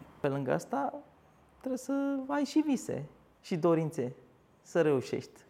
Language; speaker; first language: Romanian; early bilingual, other home language; Turkish